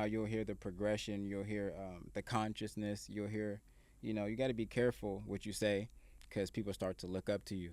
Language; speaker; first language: English; native; English